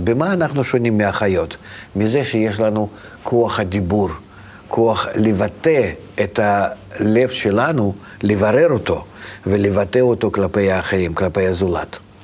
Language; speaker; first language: Hebrew; non-native, fluent; Russian